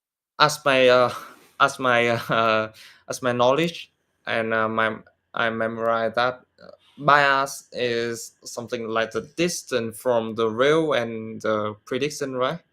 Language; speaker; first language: English; non-native, learner; Vietnamese